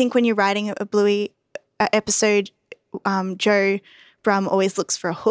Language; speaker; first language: English; native; English